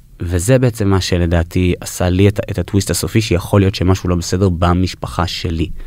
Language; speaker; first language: Hebrew; early bilingual, heritage; Hebrew